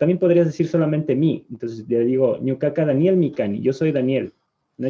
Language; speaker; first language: Spanish; native; Spanish